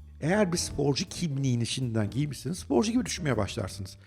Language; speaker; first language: Turkish; native; Turkish